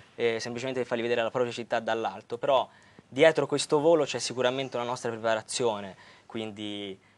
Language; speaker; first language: Italian; native; Italian